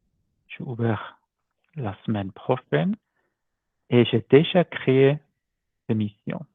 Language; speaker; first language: French; non-native, learner; German